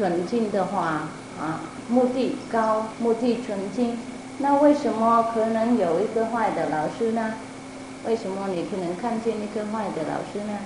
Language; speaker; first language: Chinese; non-native, fluent; Vietnamese